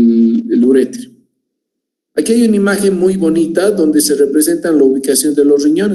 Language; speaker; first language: Spanish; native; Spanish